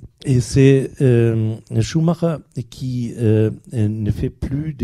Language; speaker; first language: French; non-native, fluent; German